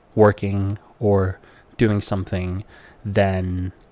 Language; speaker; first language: English; non-native, local second language; Filipino